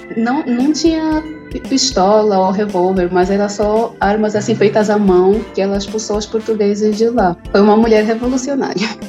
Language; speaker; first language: Portuguese; native; Portuguese